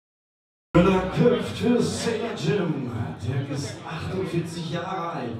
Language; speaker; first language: German; native; German